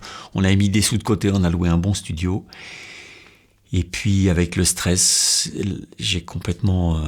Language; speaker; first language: French; native; French